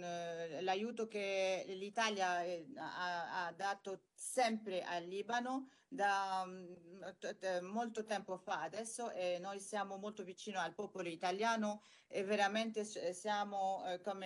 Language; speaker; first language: Italian; non-native, learner; Arabic